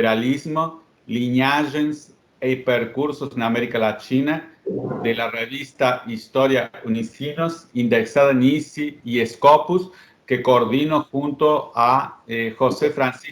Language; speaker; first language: Spanish; native; Spanish